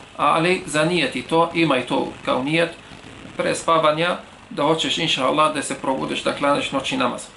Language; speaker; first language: Serbian; non-native, fluent; Arabic